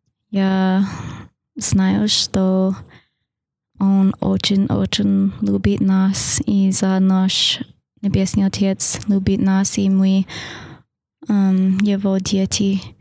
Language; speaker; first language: Russian; non-native, learner; English